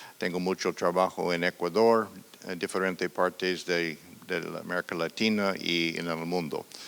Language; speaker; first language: Spanish; non-native, fluent; English